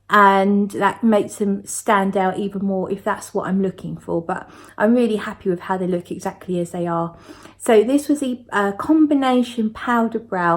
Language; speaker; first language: English; native; English